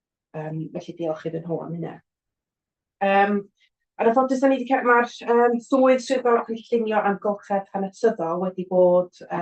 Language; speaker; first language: Welsh; native; Welsh